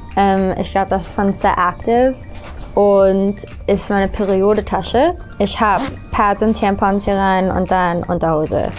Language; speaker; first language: German; early bilingual, heritage; English